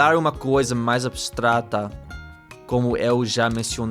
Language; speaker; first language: Portuguese; non-native, learner; English